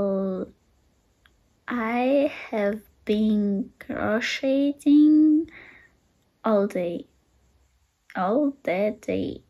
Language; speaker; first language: English; non-native, learner; Russian